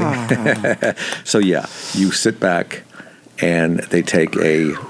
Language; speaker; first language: English; native; English